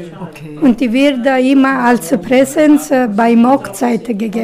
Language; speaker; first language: German; non-native, learner; Italian